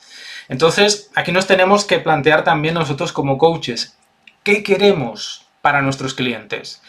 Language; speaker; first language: Spanish; native; Spanish